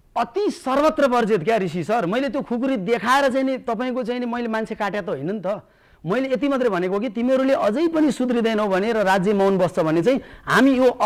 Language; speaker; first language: Nepali; native; Nepali